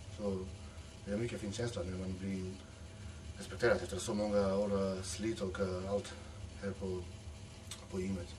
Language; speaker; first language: Swedish; non-native, fluent; Macedonian